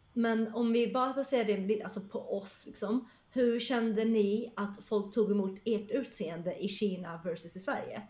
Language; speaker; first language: Swedish; early bilingual, other home language; Chinese